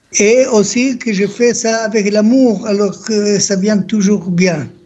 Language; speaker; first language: French; non-native, learner; Hebrew